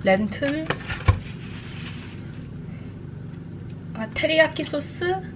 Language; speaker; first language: Korean; early bilingual, heritage; English